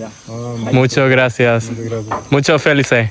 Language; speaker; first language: Spanish; non-native, learner; Malayalam